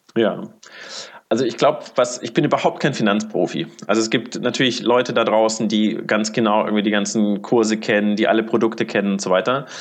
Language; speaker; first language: German; early bilingual, other home language; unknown